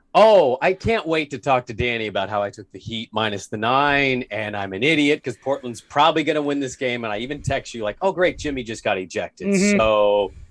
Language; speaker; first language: English; native; English